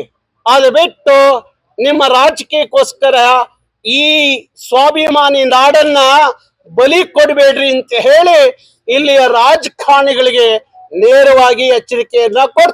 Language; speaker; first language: Kannada; native; Kannada